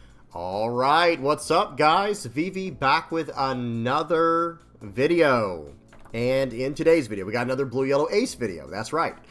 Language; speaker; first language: English; native; English